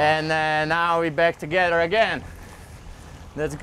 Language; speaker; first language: English; non-native, fluent; Slovak